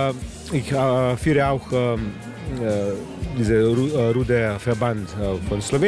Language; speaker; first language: German; non-native, learner; Slovenian